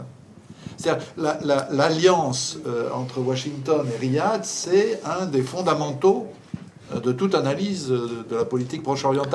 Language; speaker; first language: French; native; French